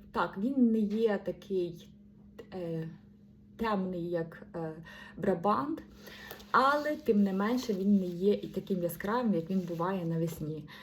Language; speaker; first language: Ukrainian; non-native, local second language; Russian